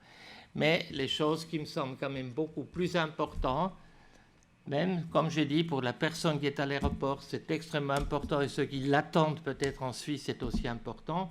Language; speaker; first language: French; native; French